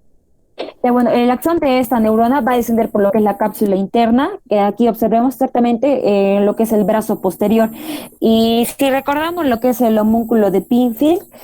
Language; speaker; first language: Spanish; native; Spanish